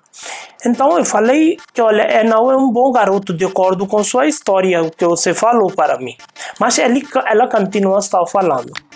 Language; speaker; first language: Portuguese; non-native, fluent; Hindi